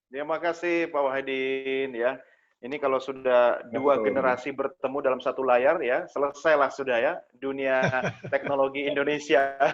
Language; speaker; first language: Indonesian; native; Indonesian